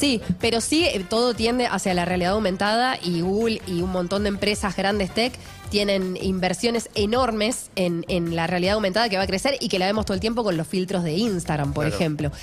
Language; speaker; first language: Spanish; native; Spanish